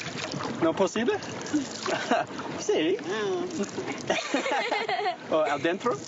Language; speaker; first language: Spanish; non-native, learner; English